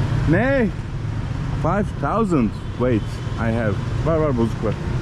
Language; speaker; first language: English; non-native, learner; Turkish